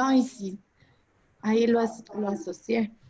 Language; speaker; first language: Spanish; native; Spanish